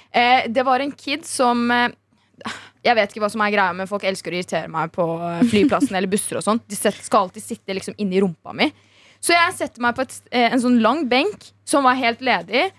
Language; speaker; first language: Norwegian; early bilingual, other home language; Turkish